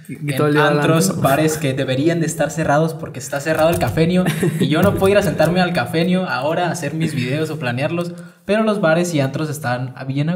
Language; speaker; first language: Spanish; native; Spanish